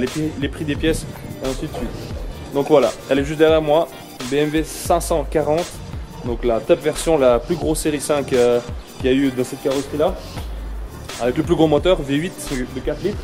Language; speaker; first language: French; native; French